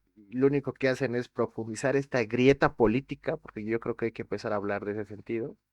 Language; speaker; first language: Spanish; native; Spanish